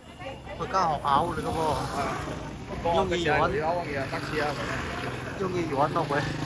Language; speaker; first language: Chinese; native; Chinese